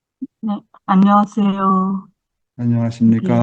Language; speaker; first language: Korean; non-native, learner; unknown